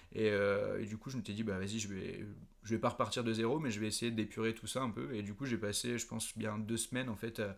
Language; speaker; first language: French; native; French